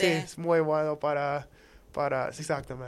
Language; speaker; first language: Spanish; non-native, fluent; English